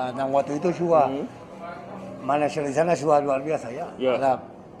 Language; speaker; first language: Indonesian; non-native, fluent; Spanish